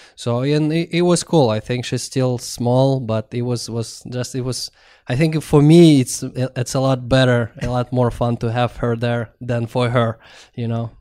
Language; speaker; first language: English; non-native, fluent; Russian